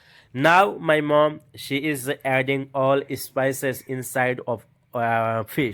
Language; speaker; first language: English; non-native, learner; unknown